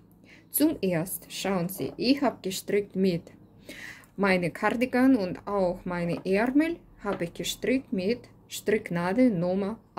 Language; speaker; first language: German; non-native, learner; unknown